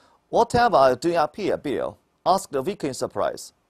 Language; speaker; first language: English; non-native, fluent; Chinese